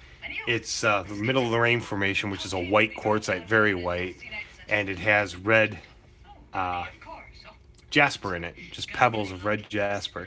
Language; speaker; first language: English; native; English